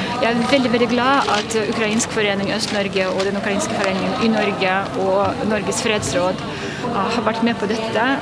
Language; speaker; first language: Norwegian; non-native, fluent; Russian